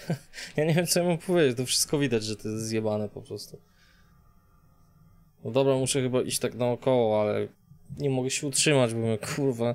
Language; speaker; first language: Polish; native; Polish